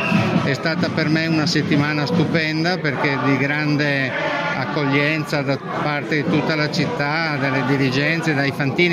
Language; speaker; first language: Italian; native; Italian